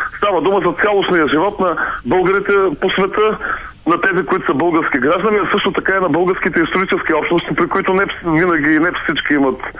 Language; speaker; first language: Bulgarian; native; Bulgarian